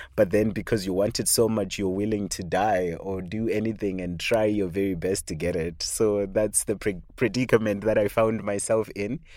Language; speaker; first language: English; non-native, local second language; Shona